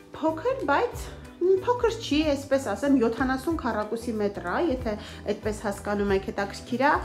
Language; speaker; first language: Armenian; native; Armenian